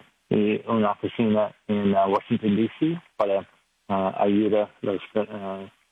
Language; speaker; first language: Spanish; non-native, learner; English